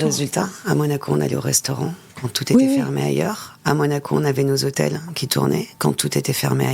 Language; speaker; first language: French; native; French